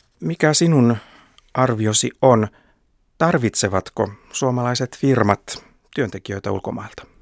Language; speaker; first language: Finnish; native; Finnish